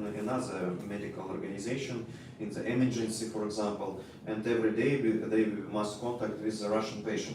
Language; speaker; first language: English; non-native, learner; Russian